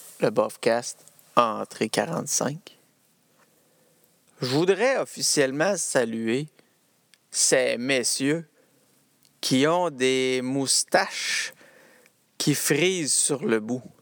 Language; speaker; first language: French; native; French